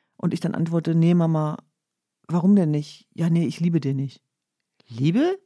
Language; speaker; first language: German; early bilingual, other home language; Kurdish